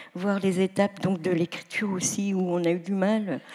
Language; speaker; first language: French; native; French